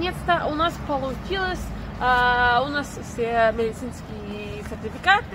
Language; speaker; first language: Russian; non-native, fluent; English